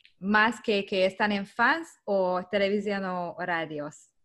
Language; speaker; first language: Spanish; non-native, learner; Hungarian